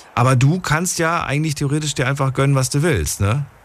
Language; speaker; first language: German; non-native, fluent; Slovak